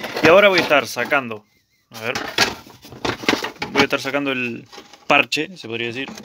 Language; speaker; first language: Spanish; native; Spanish